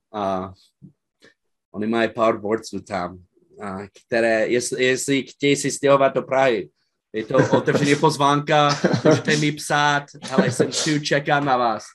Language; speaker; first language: Czech; non-native, fluent; English